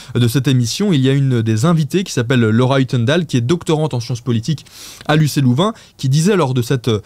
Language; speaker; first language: French; native; French